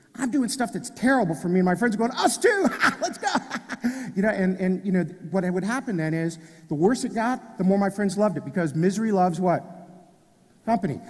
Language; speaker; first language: English; native; English